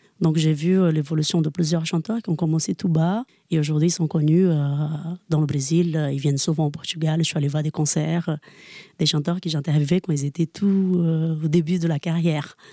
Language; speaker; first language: French; non-native, fluent; Portuguese